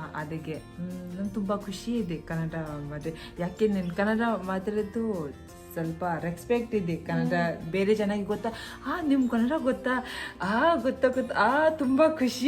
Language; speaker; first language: Kannada; non-native, local second language; Tibetan